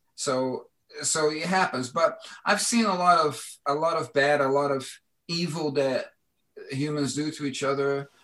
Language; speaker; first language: English; non-native, fluent; Portuguese